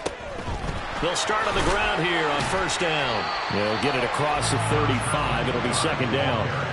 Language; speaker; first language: English; native; English